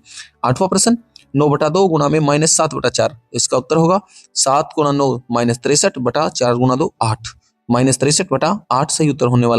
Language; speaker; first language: Hindi; native; Hindi